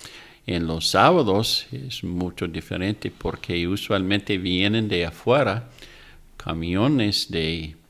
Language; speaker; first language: Spanish; non-native, fluent; English